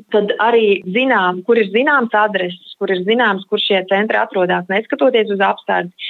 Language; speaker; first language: Latvian; native; Latvian